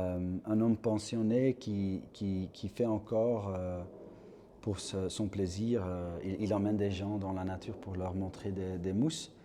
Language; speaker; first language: French; non-native, local second language; Dutch